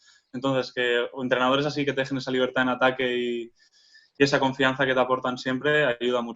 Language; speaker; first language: Spanish; non-native, local second language; Catalan